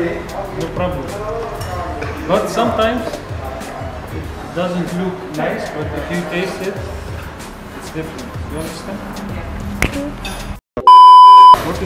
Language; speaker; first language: English; non-native, learner; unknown